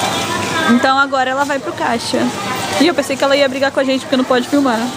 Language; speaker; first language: Portuguese; native; Portuguese